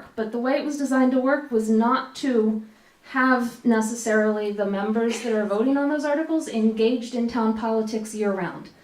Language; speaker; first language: English; native; English